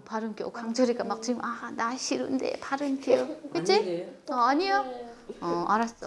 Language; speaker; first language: Korean; native; Korean